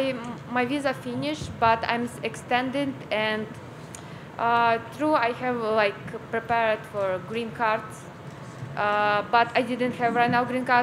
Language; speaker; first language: English; non-native, learner; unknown